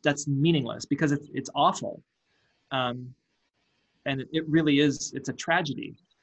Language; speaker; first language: English; native; English